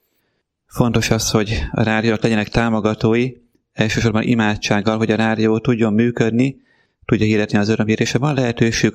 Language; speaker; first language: Hungarian; native; Hungarian